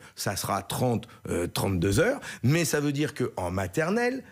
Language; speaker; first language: French; native; French